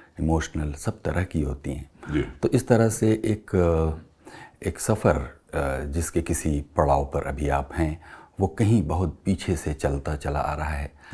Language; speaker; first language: Hindi; native; Hindi